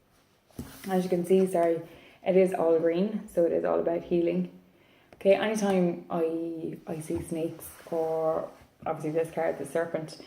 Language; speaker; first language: English; native; English